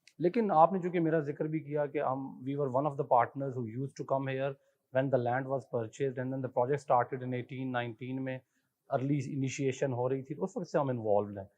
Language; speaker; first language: Urdu; native; Urdu